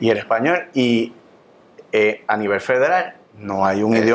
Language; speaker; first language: Spanish; native; Spanish